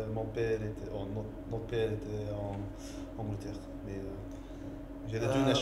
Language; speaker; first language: French; non-native, learner; English